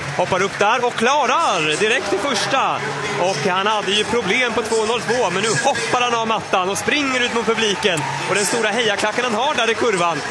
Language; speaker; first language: Swedish; native; Swedish